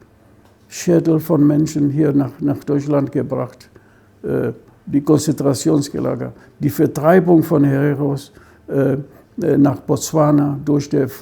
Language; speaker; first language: German; non-native, fluent; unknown